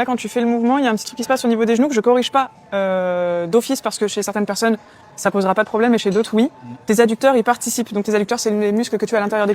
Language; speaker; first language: French; native; French